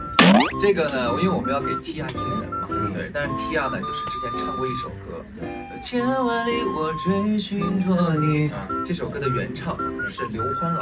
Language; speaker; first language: Chinese; native; Chinese